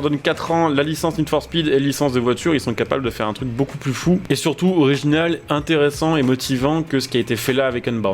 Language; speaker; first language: French; native; French